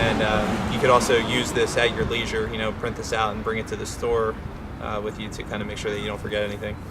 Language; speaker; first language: English; native; English